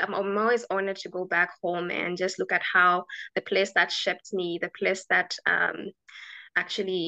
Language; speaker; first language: English; non-native, local second language; Bemba